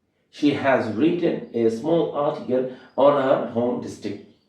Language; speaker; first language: English; non-native, local second language; Bangla